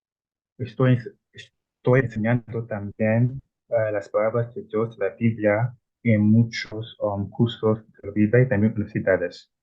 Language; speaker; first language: Spanish; non-native, learner; Italian